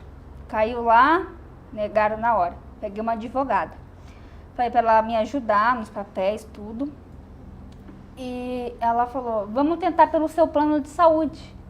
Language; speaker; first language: Portuguese; native; Portuguese